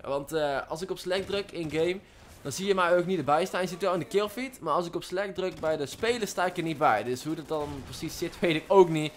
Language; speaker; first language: Dutch; native; Dutch